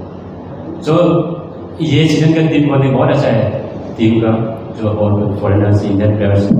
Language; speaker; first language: Hindi; non-native, local second language; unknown